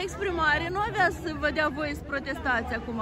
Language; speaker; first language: Russian; non-native, learner; Romanian